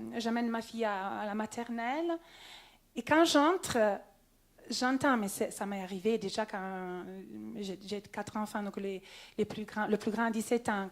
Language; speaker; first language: French; non-native, local second language; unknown